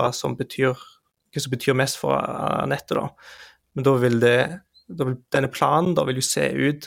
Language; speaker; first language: Norwegian; native; Norwegian